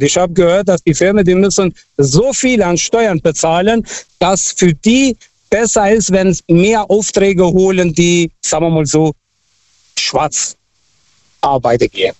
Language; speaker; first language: German; non-native, fluent; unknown